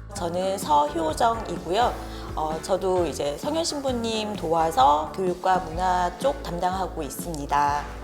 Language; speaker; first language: Korean; native; Korean